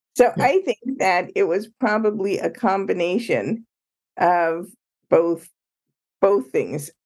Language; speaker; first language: English; native; English